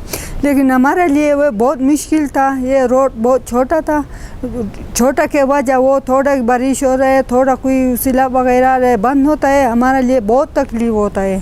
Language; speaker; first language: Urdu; non-native, local second language; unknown